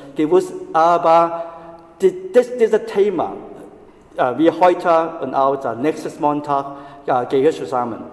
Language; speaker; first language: German; non-native, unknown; Chinese